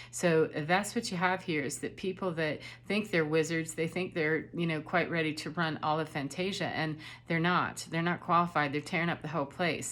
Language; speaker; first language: English; native; English